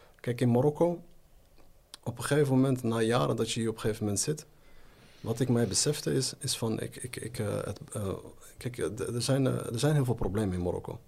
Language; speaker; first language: Dutch; native; Dutch